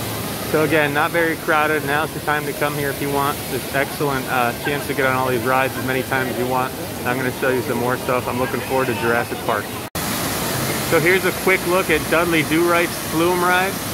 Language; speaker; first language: English; native; English